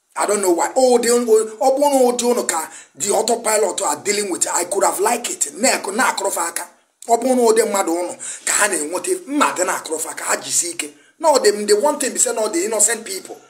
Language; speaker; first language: English; non-native, local second language; Igbo